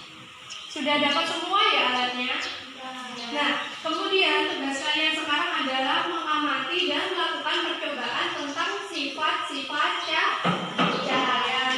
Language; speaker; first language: Indonesian; native; Indonesian